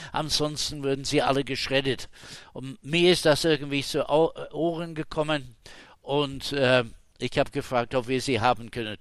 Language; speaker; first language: German; non-native, fluent; English